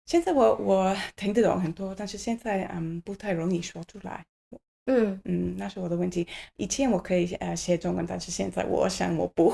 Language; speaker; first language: Chinese; non-native, learner; English